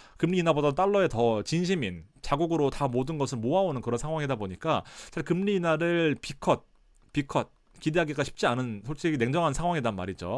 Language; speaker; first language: Korean; native; Korean